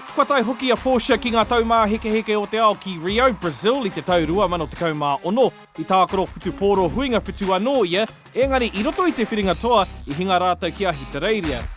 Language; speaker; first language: Māori; non-native, local second language; English